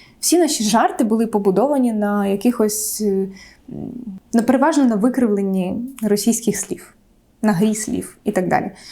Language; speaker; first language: Ukrainian; non-native, local second language; Russian